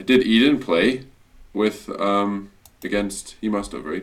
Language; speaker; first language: English; native; English